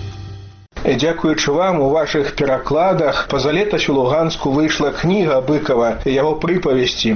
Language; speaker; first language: Belarusian; native; Belarusian